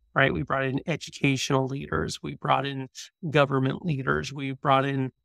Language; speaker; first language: English; native; English